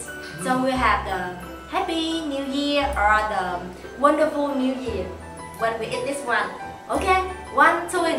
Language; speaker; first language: English; non-native, fluent; Vietnamese